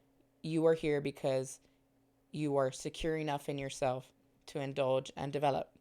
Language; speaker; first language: English; native; English